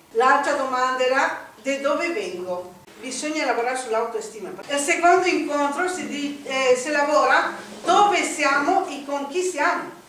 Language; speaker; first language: Italian; non-native, fluent; Spanish